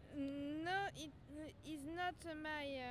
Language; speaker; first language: English; non-native, learner; French